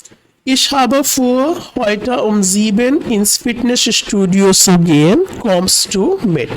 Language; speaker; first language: German; non-native, fluent; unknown